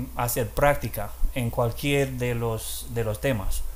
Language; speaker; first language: Spanish; non-native, fluent; English